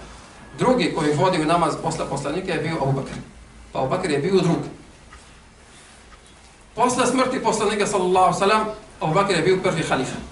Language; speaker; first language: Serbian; non-native, fluent; Arabic